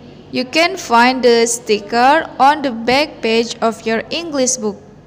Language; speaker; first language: English; non-native, fluent; Indonesian